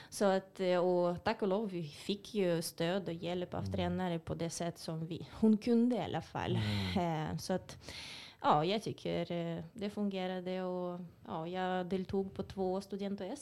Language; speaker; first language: Swedish; non-native, fluent; Russian